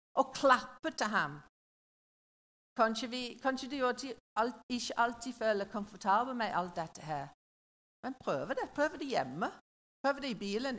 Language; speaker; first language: Norwegian; non-native, learner; English